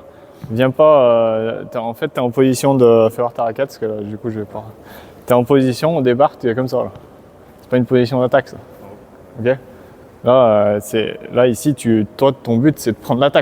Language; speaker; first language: French; native; French